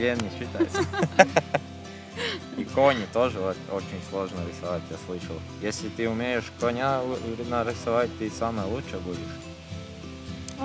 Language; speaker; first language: Russian; non-native, learner; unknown